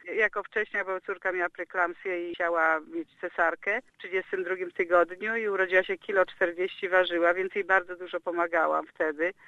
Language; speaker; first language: Polish; native; Polish